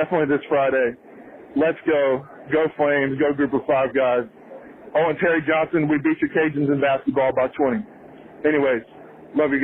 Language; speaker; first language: English; native; English